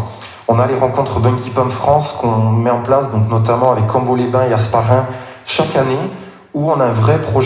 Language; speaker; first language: French; native; French